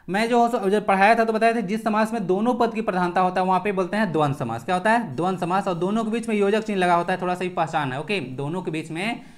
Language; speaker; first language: Hindi; native; Hindi